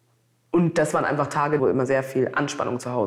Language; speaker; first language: German; early bilingual, other home language; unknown